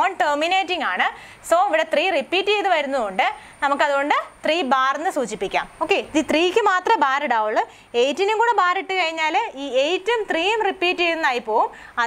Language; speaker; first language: Malayalam; native; Malayalam